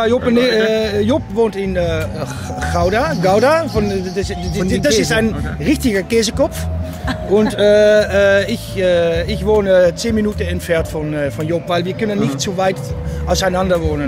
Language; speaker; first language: German; non-native, learner; Dutch